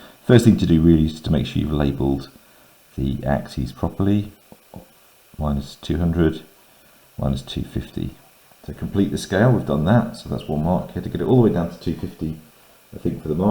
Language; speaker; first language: English; native; English